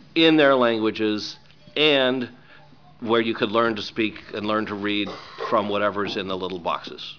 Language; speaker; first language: English; native; English